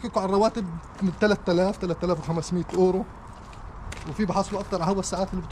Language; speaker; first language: Arabic; native; Arabic